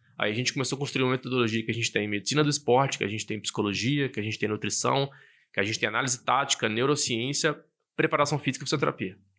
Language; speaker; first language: Portuguese; native; Portuguese